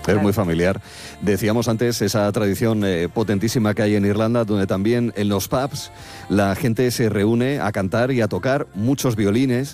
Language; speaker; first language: Spanish; native; Spanish